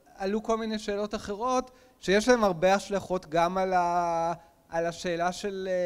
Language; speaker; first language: Hebrew; native; Hebrew